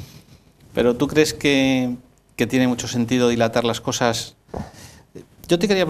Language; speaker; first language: Spanish; native; Spanish